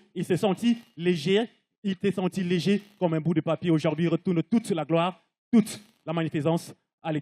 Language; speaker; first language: French; non-native, local second language; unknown